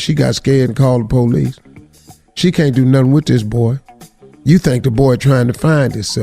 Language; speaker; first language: English; native; English